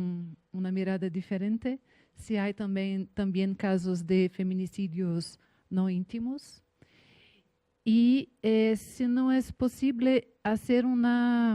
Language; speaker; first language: Spanish; non-native, learner; Portuguese